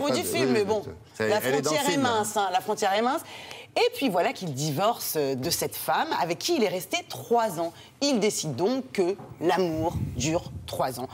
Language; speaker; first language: French; native; French